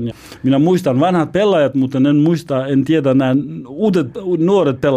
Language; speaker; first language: Finnish; non-native, learner; Albanian